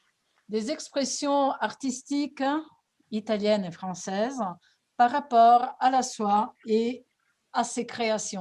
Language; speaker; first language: French; non-native, fluent; Italian